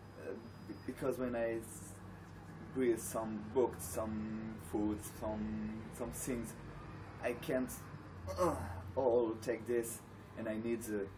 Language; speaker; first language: English; non-native, learner; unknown